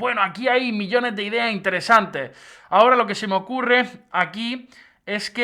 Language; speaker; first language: Spanish; native; Spanish